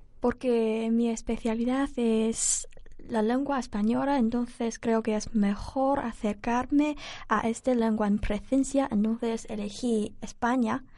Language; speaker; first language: Spanish; non-native, learner; Chinese